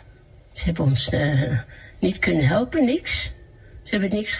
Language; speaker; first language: Dutch; early bilingual, other home language; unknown